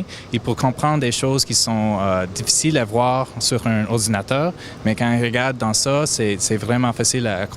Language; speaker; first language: French; non-native, fluent; English